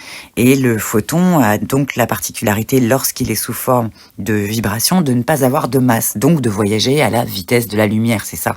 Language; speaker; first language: French; native; French